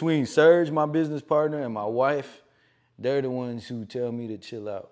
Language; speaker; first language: English; native; English